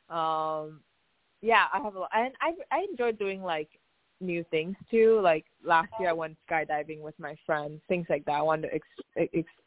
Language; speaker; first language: English; non-native, fluent; Chinese